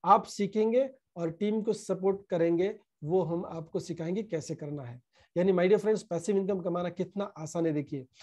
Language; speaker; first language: Hindi; non-native, local second language; Marathi